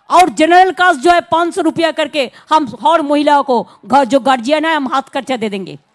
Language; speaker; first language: Hindi; non-native, local second language; Bangla